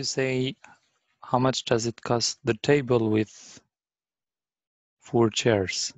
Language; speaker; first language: English; non-native, learner; Arabic